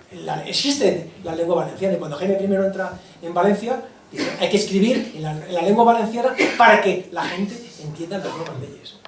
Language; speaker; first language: Spanish; native; Spanish